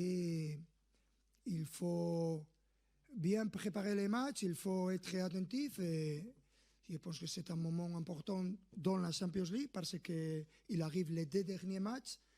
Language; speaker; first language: French; non-native, fluent; Spanish